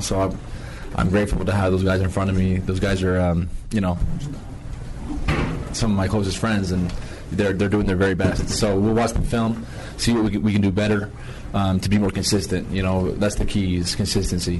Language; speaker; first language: English; native; English